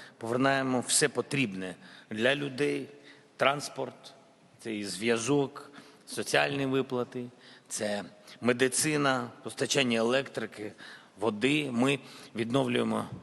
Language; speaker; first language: Ukrainian; non-native, local second language; Russian